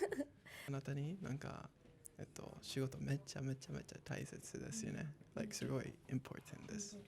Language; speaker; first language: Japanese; non-native, learner; English